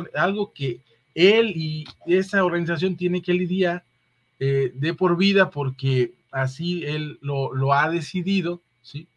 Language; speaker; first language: Spanish; native; Spanish